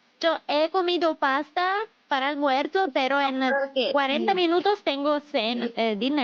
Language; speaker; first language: Spanish; non-native, learner; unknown